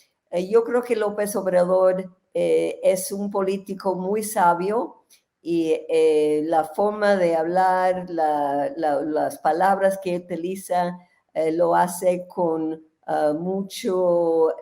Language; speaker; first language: Spanish; non-native, fluent; English